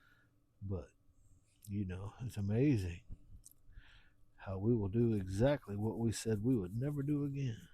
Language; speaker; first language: English; native; English